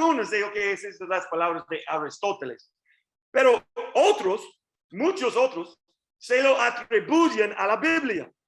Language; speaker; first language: Spanish; non-native, learner; English